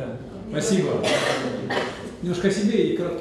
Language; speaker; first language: Russian; native; Russian